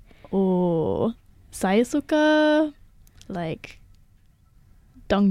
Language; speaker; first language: Indonesian; non-native, learner; English